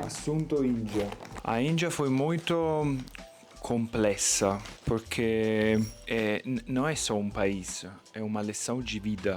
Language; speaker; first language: Portuguese; non-native, fluent; Italian